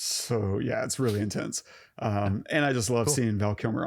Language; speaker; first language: English; native; English